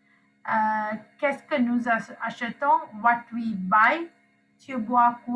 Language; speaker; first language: French; non-native, fluent; Sinhala